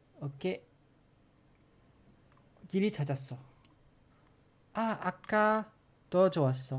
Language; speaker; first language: Korean; non-native, learner; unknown